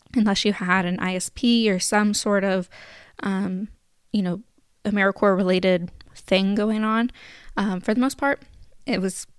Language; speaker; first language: English; native; English